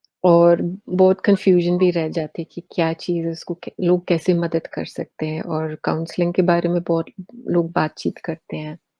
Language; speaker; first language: Hindi; early bilingual, heritage; English